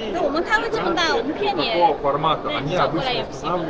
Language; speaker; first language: Chinese; native; Chinese